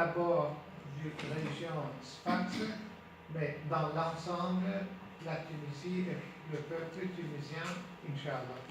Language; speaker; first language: French; non-native, fluent; Turkish